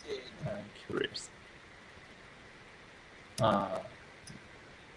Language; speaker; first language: English; non-native, learner; Japanese